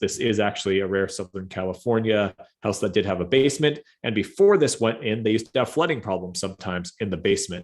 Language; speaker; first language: English; native; English